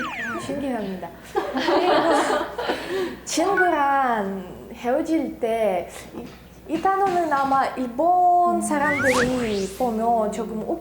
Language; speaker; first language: Korean; non-native, fluent; Russian